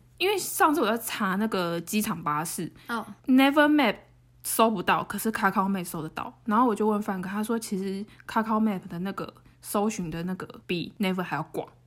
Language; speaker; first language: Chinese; native; Chinese